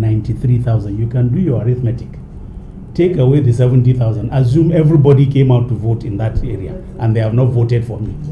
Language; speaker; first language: English; non-native, local second language; Hausa